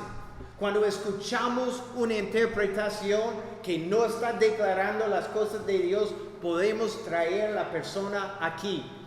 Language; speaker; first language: Spanish; non-native, fluent; English